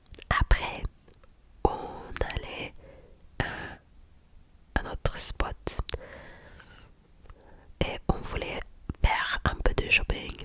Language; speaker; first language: French; non-native, learner; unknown